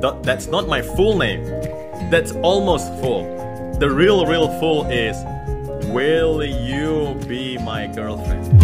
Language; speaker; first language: English; non-native, fluent; Indonesian